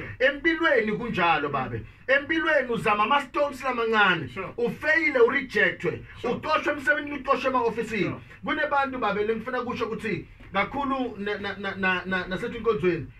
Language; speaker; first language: Zulu; non-native, local second language; Swati